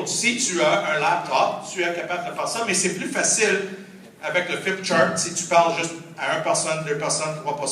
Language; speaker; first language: French; non-native, fluent; English